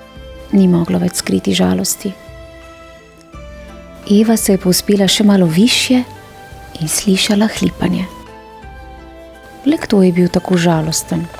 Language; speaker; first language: Slovenian; native; Slovenian